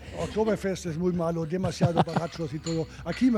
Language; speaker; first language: Spanish; non-native, learner; German